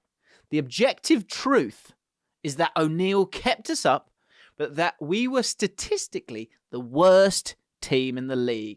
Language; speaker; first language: English; native; English